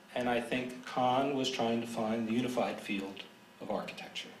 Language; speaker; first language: English; native; English